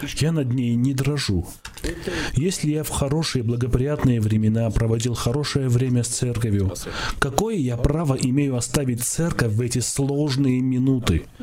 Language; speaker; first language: Russian; non-native, local second language; Armenian